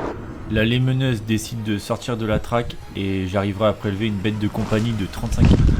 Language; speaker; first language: French; native; French